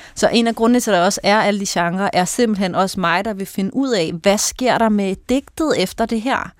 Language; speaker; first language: Danish; native; Danish